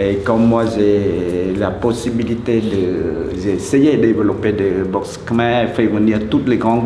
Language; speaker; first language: French; non-native, fluent; Khmer